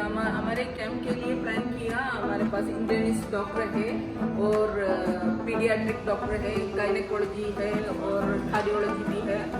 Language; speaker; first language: Hindi; non-native, learner; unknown